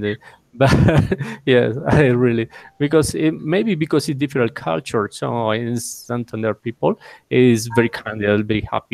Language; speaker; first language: English; non-native, learner; Spanish